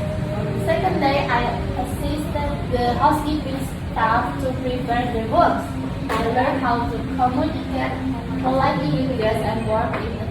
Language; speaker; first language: English; non-native, learner; Indonesian